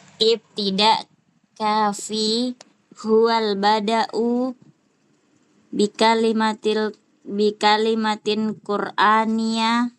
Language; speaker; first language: Arabic; non-native, learner; Indonesian